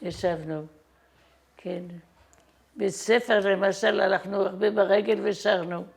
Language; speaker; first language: Hebrew; non-native, fluent; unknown